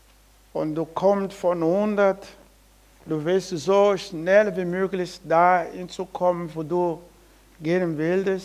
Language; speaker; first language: German; non-native, learner; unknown